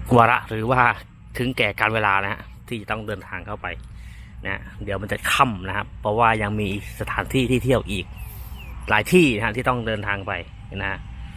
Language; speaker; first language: Thai; native; Thai